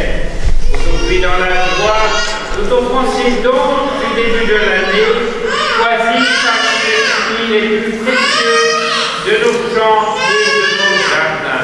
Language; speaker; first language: French; native; French